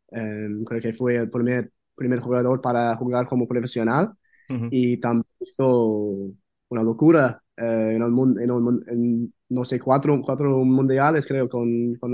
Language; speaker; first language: Spanish; non-native, fluent; English